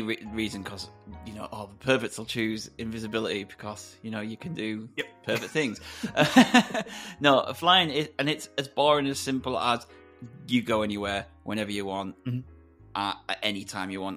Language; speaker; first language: English; native; English